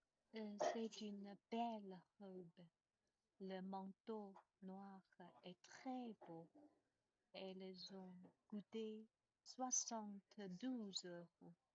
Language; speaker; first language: French; non-native, learner; Chinese